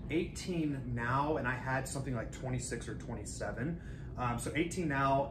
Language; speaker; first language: English; native; English